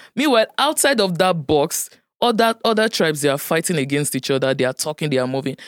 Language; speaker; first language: English; non-native, local second language; Yoruba